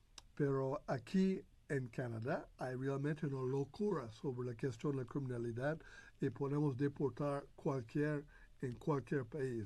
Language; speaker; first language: Spanish; non-native, fluent; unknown